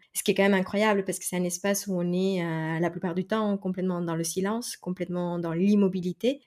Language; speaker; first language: French; non-native, fluent; Spanish